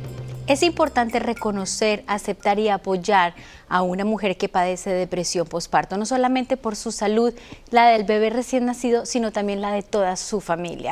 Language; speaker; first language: Spanish; native; Spanish